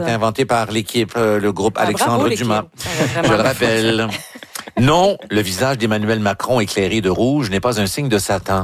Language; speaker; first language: French; native; French